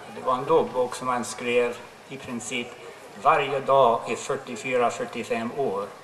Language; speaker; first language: Swedish; non-native, fluent; English